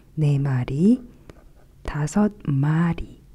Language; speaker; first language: Korean; native; Korean